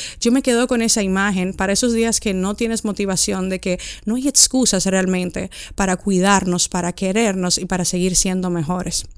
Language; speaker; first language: Spanish; native; Spanish